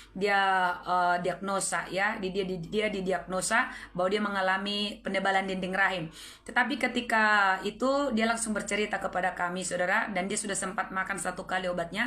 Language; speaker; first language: Malay; native; Malay